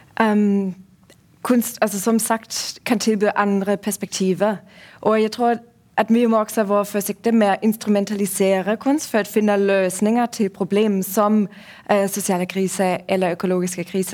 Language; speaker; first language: Norwegian; non-native, fluent; German